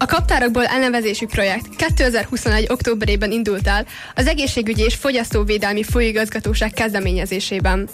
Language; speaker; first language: Hungarian; native; Hungarian